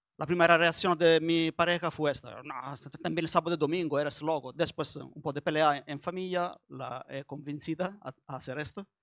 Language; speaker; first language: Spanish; non-native, learner; Italian